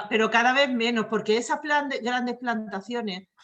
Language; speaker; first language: Spanish; native; Spanish